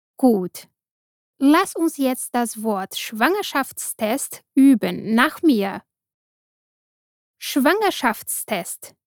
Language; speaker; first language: German; non-native, fluent; Portuguese